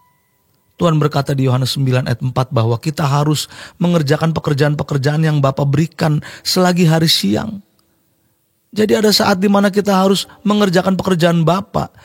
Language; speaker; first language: Indonesian; native; Indonesian